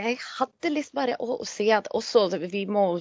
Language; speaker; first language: Norwegian; non-native, fluent; Polish